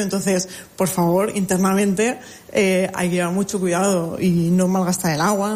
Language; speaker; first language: Spanish; native; Spanish